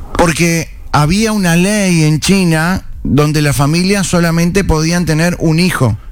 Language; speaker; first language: Spanish; native; Spanish